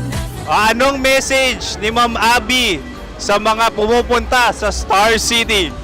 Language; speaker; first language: Filipino; native; Filipino